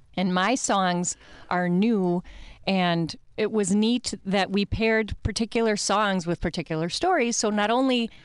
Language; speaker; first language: English; early bilingual, other home language; Italian